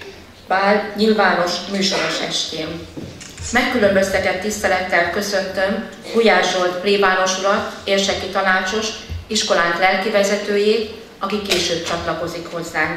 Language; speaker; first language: Hungarian; native; Hungarian